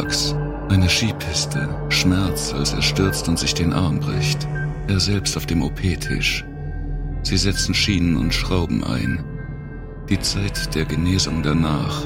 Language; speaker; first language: German; native; German